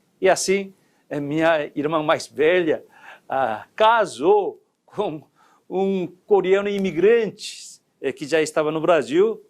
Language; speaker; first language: Portuguese; non-native, fluent; Korean